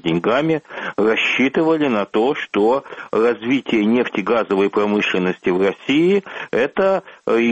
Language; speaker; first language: Russian; native; Russian